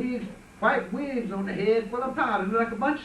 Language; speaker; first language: English; native; English